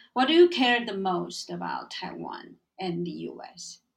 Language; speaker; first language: English; non-native, fluent; Chinese